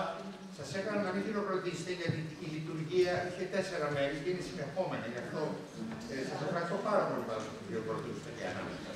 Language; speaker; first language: Greek; native; Greek